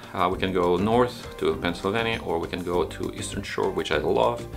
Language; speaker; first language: English; non-native, fluent; Ukrainian